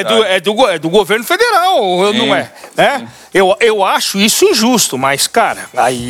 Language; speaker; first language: Portuguese; native; Portuguese